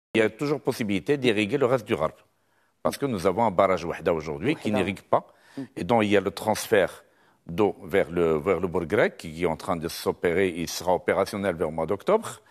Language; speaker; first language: French; non-native, local second language; Arabic